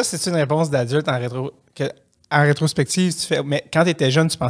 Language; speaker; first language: French; native; French